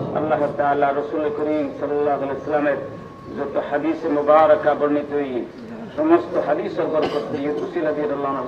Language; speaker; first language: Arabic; non-native, fluent; Bangla